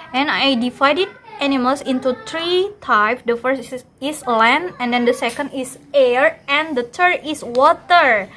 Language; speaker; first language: English; non-native, fluent; Indonesian